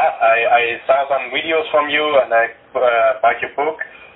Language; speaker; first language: English; non-native, learner; German